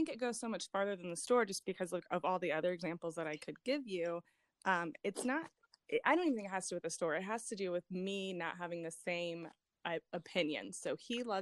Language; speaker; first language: English; native; English